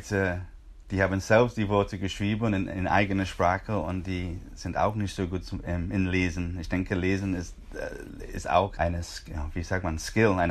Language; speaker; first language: German; non-native, fluent; English